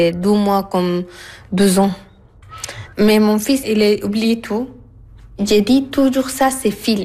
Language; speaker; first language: French; non-native, learner; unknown